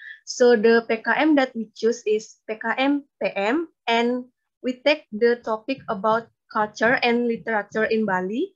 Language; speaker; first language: English; non-native, learner; Indonesian